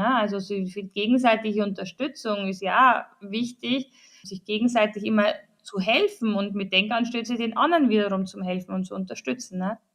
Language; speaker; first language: German; native; German